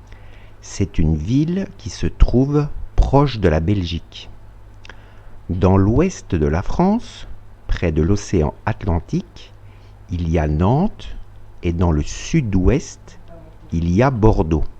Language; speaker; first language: French; non-native, fluent; Russian